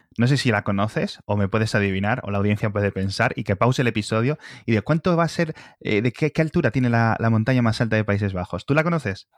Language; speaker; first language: Spanish; native; Spanish